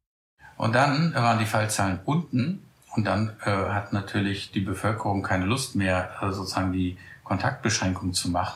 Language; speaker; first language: German; native; German